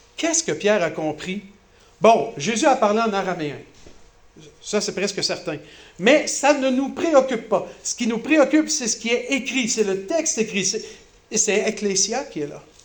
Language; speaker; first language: French; native; French